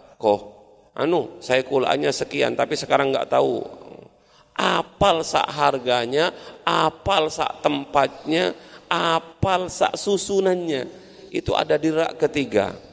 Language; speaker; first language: Indonesian; non-native, local second language; Madurese